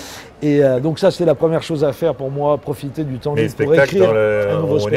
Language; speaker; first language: French; native; French